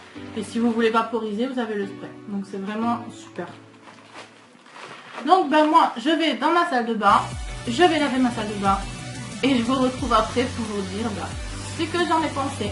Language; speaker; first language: French; native; French